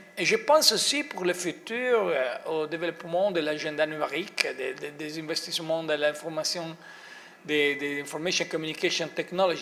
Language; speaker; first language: French; non-native, fluent; Italian